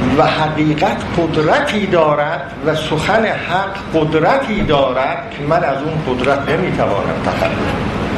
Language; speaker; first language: Persian; non-native, local second language; Azerbaijani